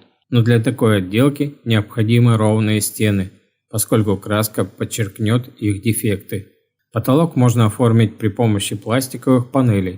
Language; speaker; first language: Russian; native; Russian